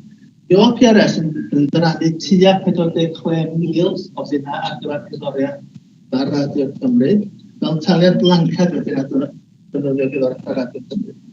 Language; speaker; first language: Welsh; native; Welsh